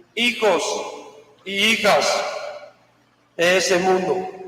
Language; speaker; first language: Spanish; non-native, learner; English